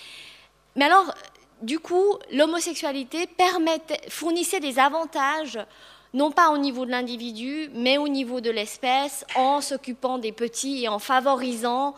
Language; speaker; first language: French; non-native, fluent; German